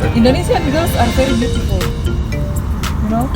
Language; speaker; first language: English; non-native, learner; Indonesian